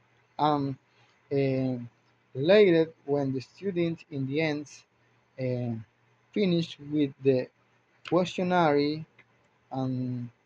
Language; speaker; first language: English; non-native, learner; Spanish